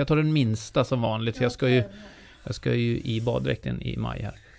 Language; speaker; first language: Swedish; native; Swedish